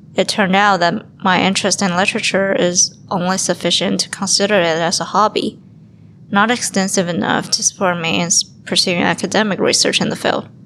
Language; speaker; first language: English; non-native, fluent; Chinese